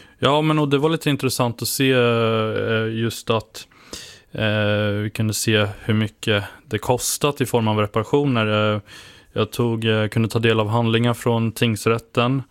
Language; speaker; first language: Swedish; native; Swedish